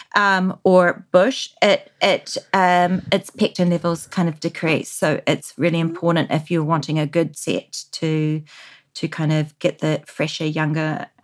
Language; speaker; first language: English; native; English